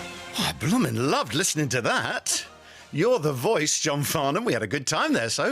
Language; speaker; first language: English; native; English